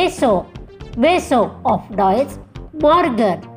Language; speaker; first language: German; non-native, fluent; Indonesian